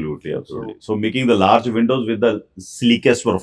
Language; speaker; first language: English; non-native, local second language; Hindi